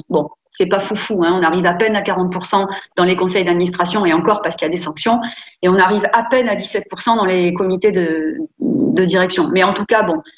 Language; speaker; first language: French; native; French